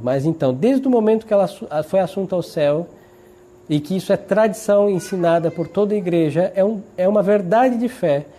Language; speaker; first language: Portuguese; native; Portuguese